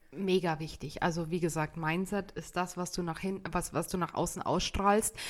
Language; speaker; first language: German; native; German